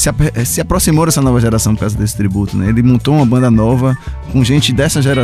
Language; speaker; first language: Portuguese; native; Portuguese